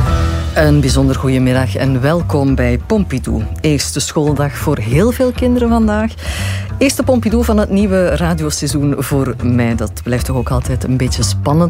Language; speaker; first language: Dutch; native; Dutch